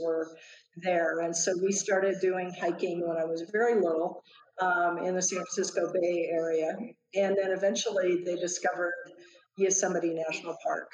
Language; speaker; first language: English; native; English